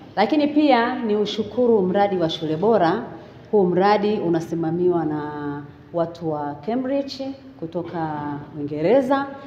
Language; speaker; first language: Swahili; native; Swahili